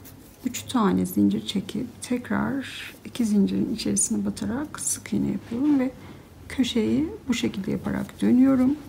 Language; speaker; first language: Turkish; native; Turkish